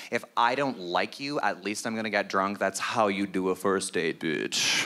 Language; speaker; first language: English; native; English